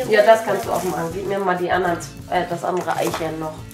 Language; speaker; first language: German; native; German